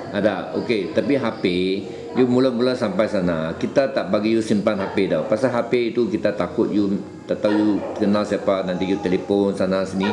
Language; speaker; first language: Malay; native; Malay